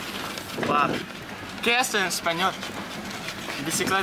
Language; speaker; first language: Spanish; non-native, learner; English